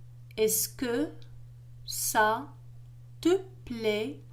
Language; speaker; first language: French; non-native, local second language; Arabic